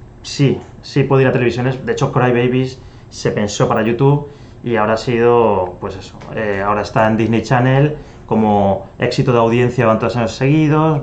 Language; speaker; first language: Spanish; native; Spanish